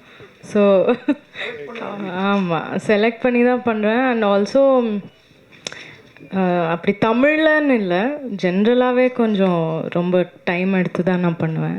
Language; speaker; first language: Tamil; non-native, local second language; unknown